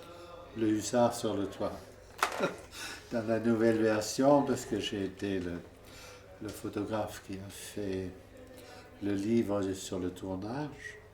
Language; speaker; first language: French; non-native, fluent; German